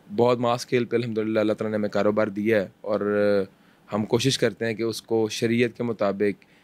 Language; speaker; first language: Urdu; early bilingual, heritage; Urdu